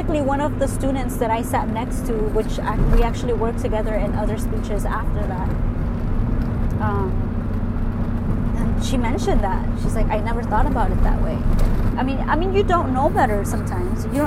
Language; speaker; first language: English; early bilingual, other home language; Spanish